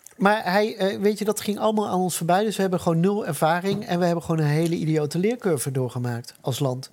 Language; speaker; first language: Dutch; native; Dutch